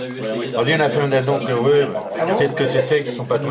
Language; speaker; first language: French; native; French